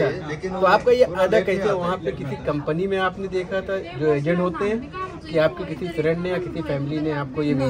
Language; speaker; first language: Hindi; native; Hindi